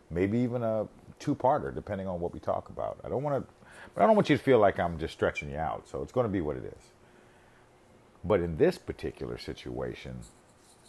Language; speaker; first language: English; native; English